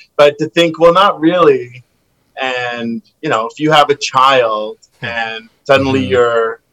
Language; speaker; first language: English; native; English